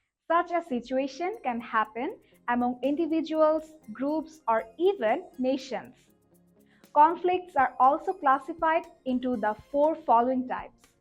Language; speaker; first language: English; non-native, local second language; Bangla